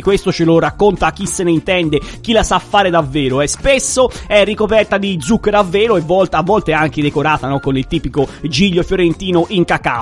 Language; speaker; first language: Italian; native; Italian